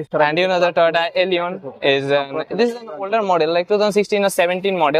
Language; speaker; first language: English; non-native, learner; Bangla